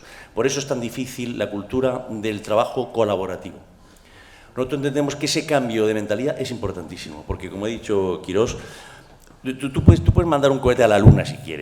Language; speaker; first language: Spanish; native; Spanish